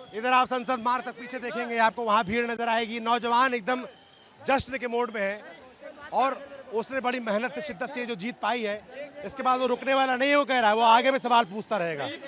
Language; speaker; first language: Hindi; native; Hindi